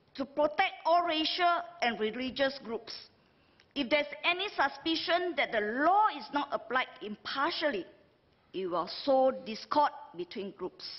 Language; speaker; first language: English; non-native, local second language; Chinese